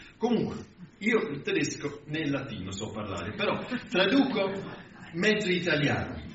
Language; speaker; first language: Italian; non-native, fluent; English